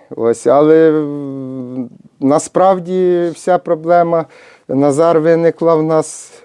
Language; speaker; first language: Ukrainian; native; Ukrainian